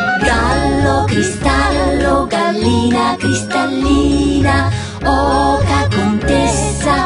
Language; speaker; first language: Italian; native; Italian